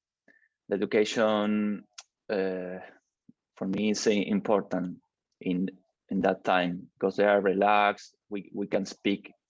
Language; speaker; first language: English; non-native, learner; Spanish